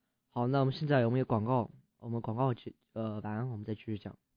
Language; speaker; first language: Chinese; early bilingual, heritage; Chinese